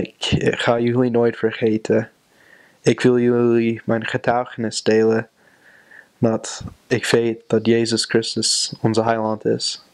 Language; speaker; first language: Dutch; non-native, fluent; English